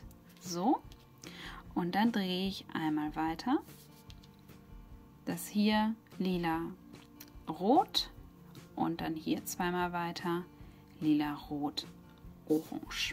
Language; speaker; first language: German; native; German